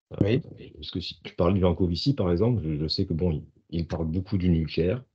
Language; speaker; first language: French; native; French